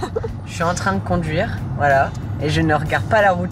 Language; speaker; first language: French; native; French